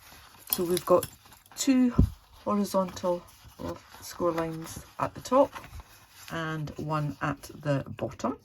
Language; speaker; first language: English; native; English